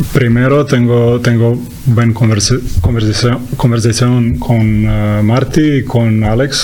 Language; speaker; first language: Spanish; non-native, learner; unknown